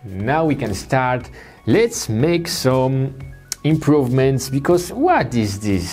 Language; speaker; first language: English; non-native, fluent; Polish